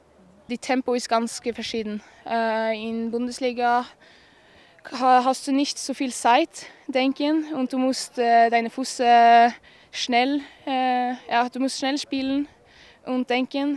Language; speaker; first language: German; non-native, learner; Norwegian